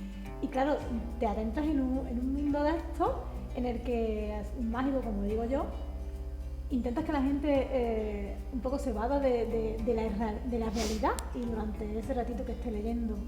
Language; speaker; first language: Spanish; native; Spanish